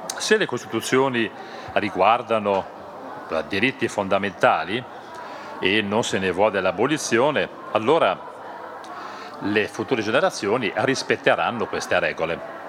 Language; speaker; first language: Italian; non-native, fluent; German